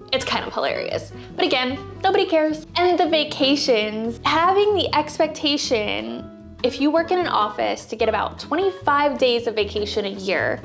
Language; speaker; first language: English; native; English